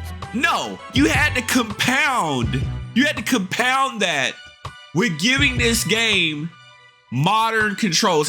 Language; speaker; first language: English; native; English